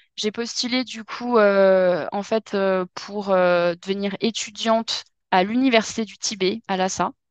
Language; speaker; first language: French; native; French